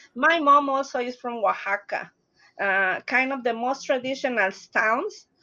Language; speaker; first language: English; non-native, learner; Spanish